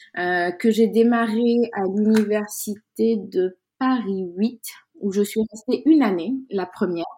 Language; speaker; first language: French; non-native, local second language; Wolof